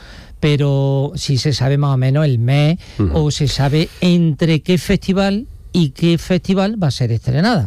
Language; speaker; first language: Spanish; native; Spanish